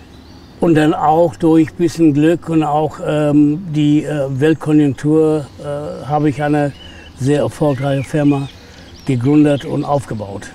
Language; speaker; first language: German; non-native, fluent; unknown